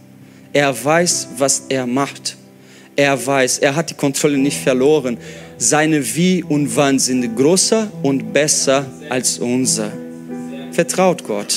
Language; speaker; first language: German; non-native, fluent; Portuguese